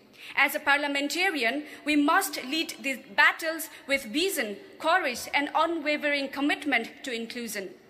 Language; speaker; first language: English; non-native, local second language; Nepali